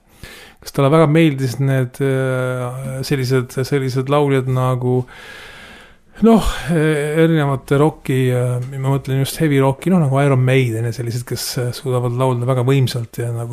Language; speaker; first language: Estonian; native; Estonian